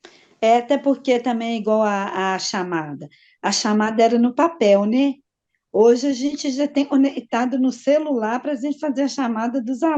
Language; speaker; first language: Portuguese; native; Portuguese